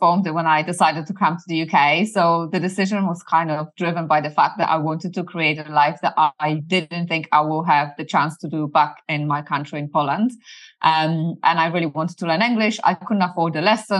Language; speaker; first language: English; non-native, fluent; Polish